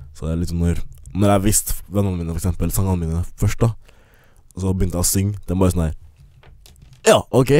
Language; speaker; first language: Norwegian; early bilingual, other home language; English